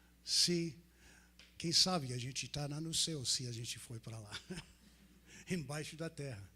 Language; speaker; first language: Portuguese; non-native, fluent; English